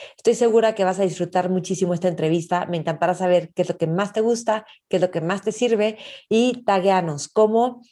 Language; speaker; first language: Spanish; native; Spanish